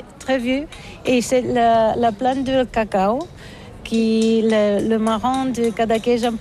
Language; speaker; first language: French; non-native, learner; Catalan